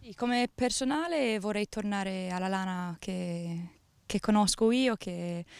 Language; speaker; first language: Italian; non-native, fluent; English